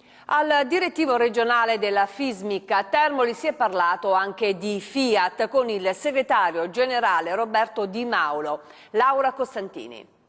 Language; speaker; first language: Italian; native; Italian